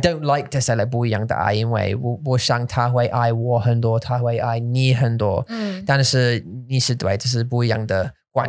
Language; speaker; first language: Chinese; non-native, learner; English